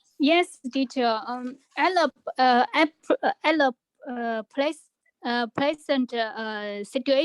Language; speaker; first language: English; non-native, learner; Chinese